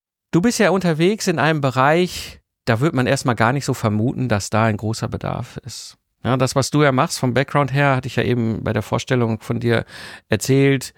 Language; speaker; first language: German; native; German